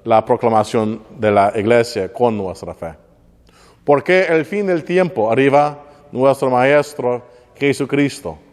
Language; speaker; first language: Spanish; non-native, learner; English